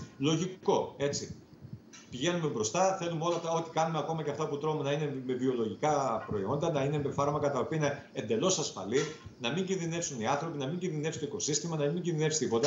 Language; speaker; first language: Greek; native; Greek